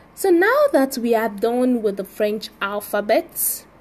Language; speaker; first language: English; non-native, local second language; Yoruba